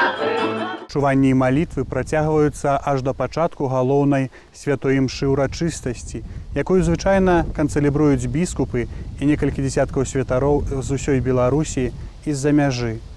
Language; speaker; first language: Belarusian; native; Belarusian